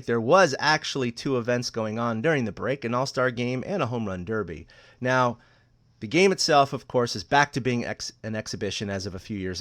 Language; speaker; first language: English; native; English